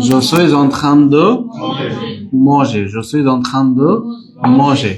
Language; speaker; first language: French; non-native, fluent; Bangla